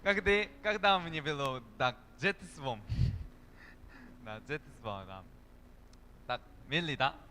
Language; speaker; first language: Russian; non-native, learner; Korean